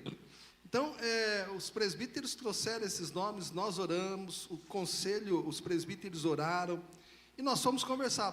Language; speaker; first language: Portuguese; native; Portuguese